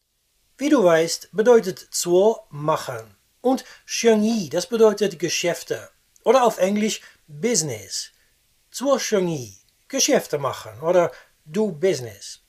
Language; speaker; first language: German; non-native, fluent; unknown